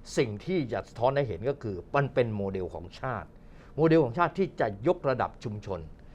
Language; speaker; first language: Thai; native; Thai